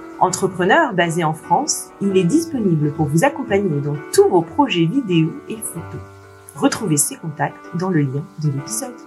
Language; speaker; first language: French; native; French